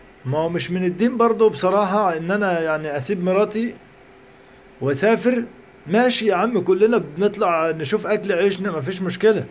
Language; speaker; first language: Arabic; native; Arabic